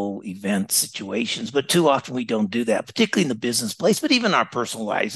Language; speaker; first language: English; native; English